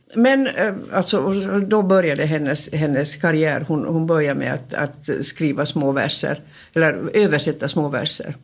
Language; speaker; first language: Swedish; native; Swedish